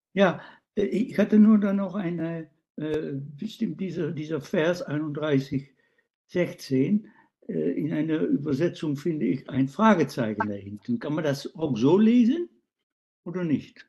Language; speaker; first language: German; non-native, fluent; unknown